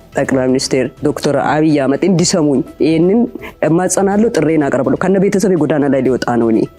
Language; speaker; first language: Amharic; non-native, local second language; Oromo